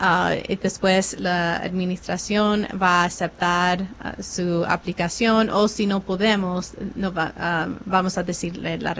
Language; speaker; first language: Spanish; non-native, fluent; English